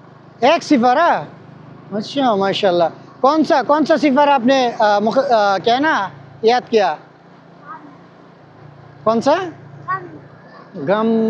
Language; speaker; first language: Hindi; non-native, learner; Bangla